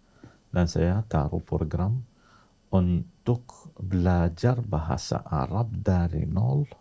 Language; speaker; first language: Indonesian; non-native, learner; Arabic